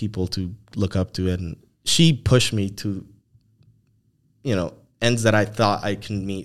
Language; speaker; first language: English; non-native, fluent; Spanish